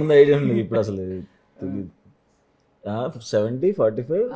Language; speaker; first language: Telugu; native; Telugu